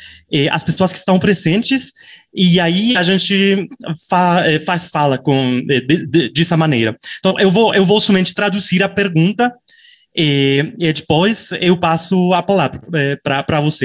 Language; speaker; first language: Portuguese; non-native, fluent; Spanish